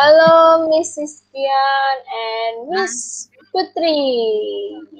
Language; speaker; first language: English; non-native, fluent; Indonesian